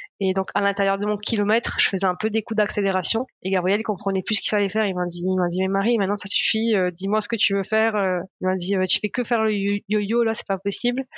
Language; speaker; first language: French; non-native, local second language; Morisyen